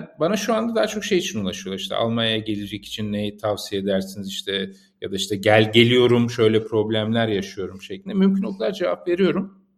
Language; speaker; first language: Turkish; native; Turkish